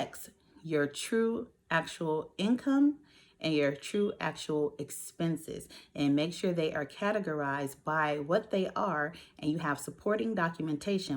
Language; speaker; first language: English; native; English